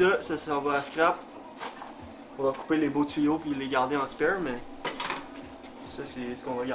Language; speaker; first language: French; native; French